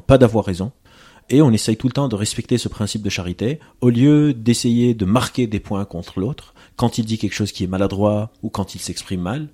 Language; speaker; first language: French; non-native, local second language; Arabic